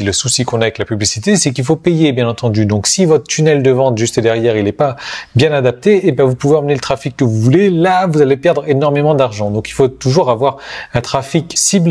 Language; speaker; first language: French; native; French